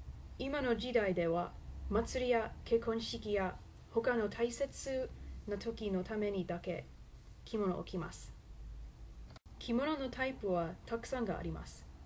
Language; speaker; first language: Japanese; non-native, learner; English